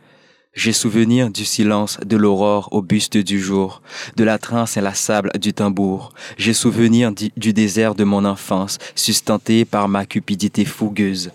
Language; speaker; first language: French; non-native, local second language; Haitian Creole